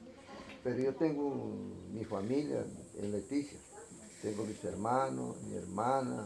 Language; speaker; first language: Spanish; non-native, local second language; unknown